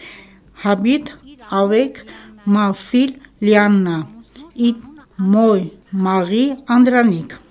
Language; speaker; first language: French; non-native, learner; Armenian